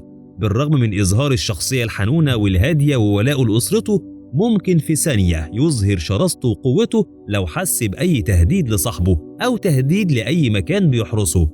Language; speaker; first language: Arabic; native; Arabic